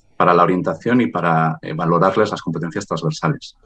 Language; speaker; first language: Spanish; non-native, local second language; Basque